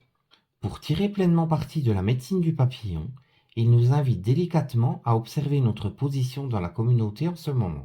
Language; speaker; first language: French; native; French